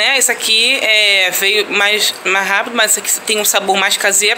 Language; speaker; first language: Portuguese; native; Portuguese